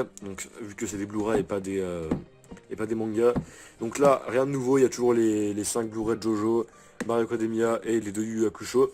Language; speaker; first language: French; native; French